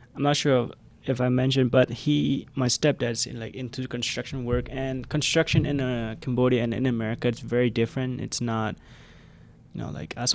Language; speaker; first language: English; non-native, fluent; Khmer